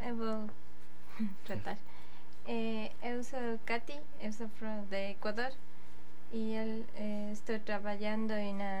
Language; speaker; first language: Portuguese; non-native, learner; Spanish